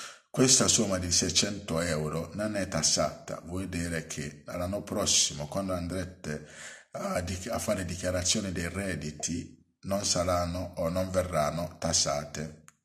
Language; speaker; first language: Italian; non-native, fluent; Akan